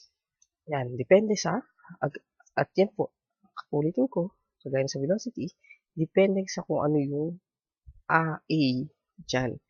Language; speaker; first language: Filipino; native; Filipino